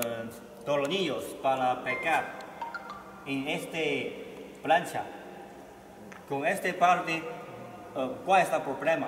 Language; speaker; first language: Spanish; non-native, learner; Chinese